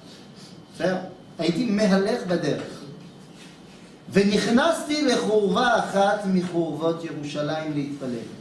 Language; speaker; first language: Hebrew; non-native, fluent; French